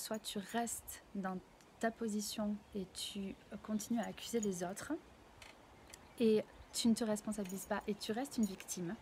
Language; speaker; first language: French; native; French